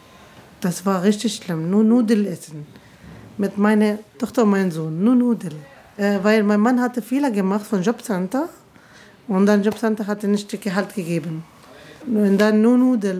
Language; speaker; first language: German; non-native, learner; Arabic